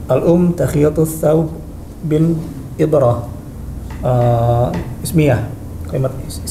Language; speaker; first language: Arabic; non-native, learner; Indonesian